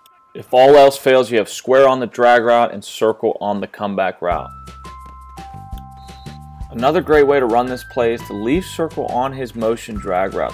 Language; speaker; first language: English; native; English